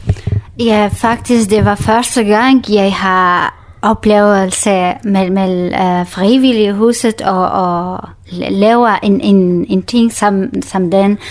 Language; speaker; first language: Danish; non-native, learner; Kurdish